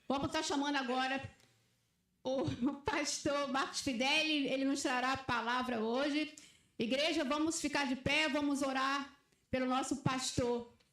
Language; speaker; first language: Portuguese; native; Portuguese